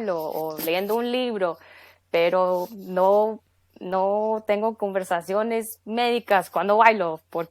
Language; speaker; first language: Spanish; non-native, fluent; English